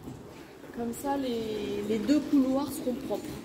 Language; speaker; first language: French; native; French